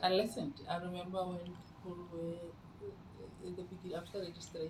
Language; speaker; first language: English; non-native, local second language; Tswana